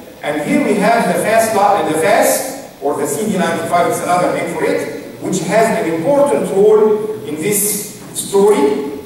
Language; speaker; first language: English; non-native, fluent; Arabic